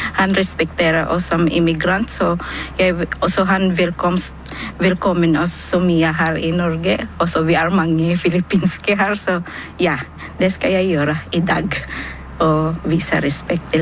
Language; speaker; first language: Norwegian; non-native, learner; Filipino